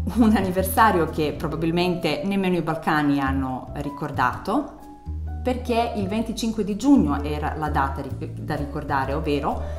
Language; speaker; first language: Italian; non-native, fluent; Serbian